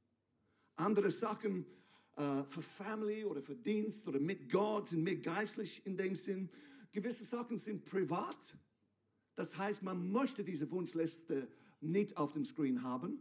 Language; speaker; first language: German; non-native, fluent; English